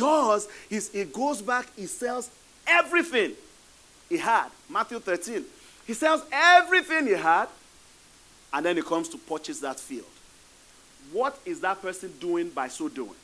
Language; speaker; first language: English; non-native, local second language; Yoruba